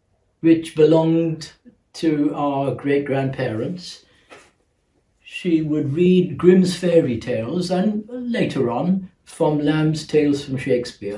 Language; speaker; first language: English; non-native, local second language; Gujarati